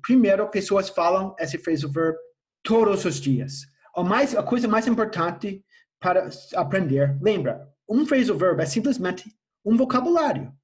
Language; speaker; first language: Portuguese; non-native, fluent; English